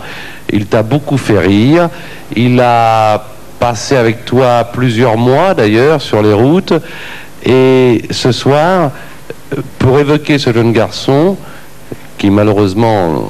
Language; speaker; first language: French; native; French